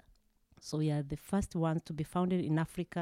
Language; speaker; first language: English; non-native, local second language; Kinyarwanda